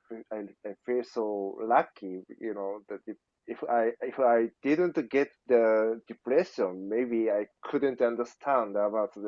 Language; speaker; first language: English; non-native, learner; Japanese